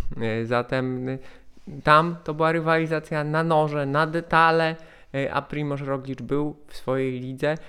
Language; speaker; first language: Polish; native; Polish